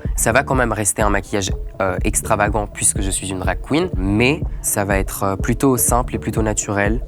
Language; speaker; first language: French; native; French